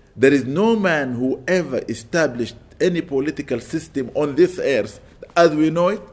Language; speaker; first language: English; non-native, fluent; Arabic